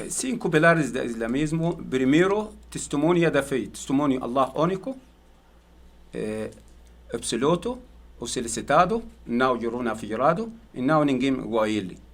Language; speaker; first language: Portuguese; non-native, learner; Arabic